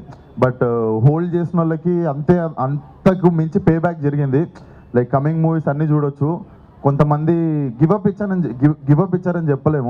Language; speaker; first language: Telugu; native; Telugu